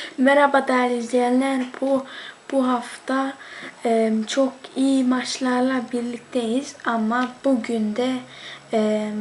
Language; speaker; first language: Turkish; early bilingual, heritage; Turkish